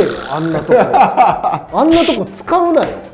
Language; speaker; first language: Japanese; native; Japanese